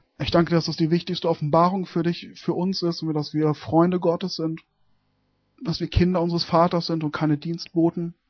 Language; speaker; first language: German; native; German